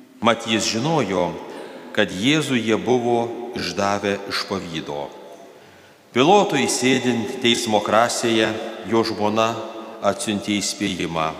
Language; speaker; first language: Lithuanian; native; Lithuanian